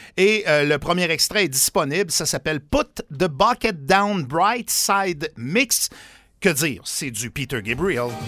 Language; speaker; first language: French; native; French